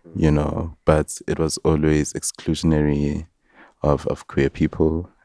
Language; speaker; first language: English; non-native, local second language; Zulu